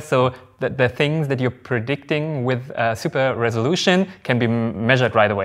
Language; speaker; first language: English; non-native, fluent; German